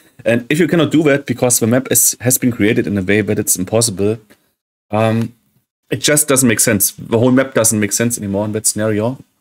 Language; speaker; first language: English; non-native, fluent; German